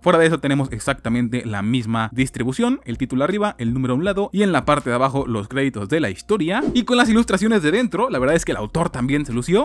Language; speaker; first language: Spanish; native; Spanish